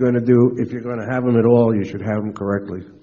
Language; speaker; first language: English; native; English